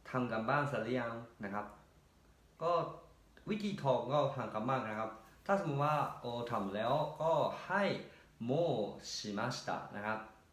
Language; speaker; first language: Thai; native; Thai